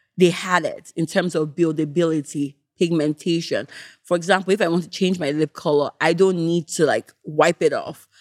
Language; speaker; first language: English; non-native, local second language; Yoruba